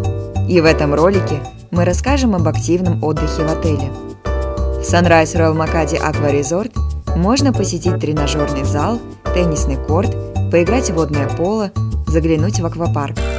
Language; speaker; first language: Russian; native; Russian